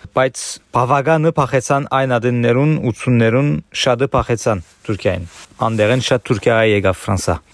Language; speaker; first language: Armenian; early bilingual, heritage; Armenian